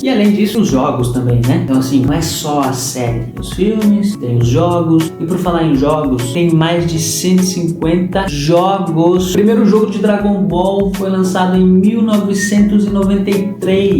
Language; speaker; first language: Portuguese; native; Portuguese